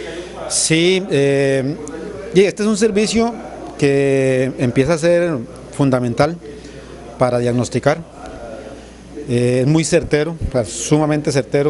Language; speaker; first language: Spanish; native; Spanish